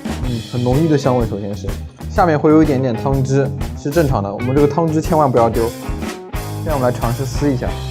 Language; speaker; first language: Chinese; native; Chinese